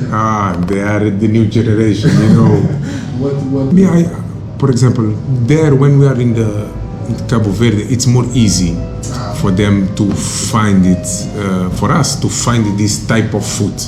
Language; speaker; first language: English; non-native, local second language; Kabuverdianu